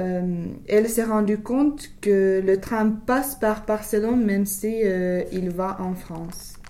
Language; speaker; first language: French; non-native, fluent; English